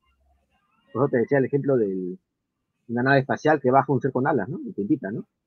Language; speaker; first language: Spanish; native; Spanish